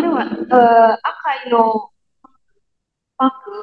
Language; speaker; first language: Japanese; non-native, learner; Indonesian